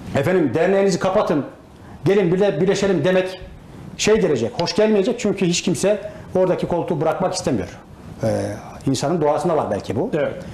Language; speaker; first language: Turkish; native; Turkish